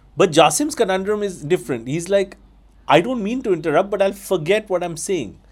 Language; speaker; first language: English; non-native, local second language; Bangla